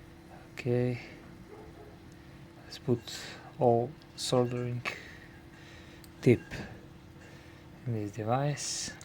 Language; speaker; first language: English; non-native, learner; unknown